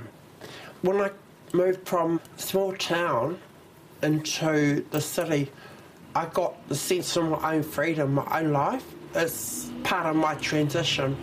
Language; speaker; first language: English; native; English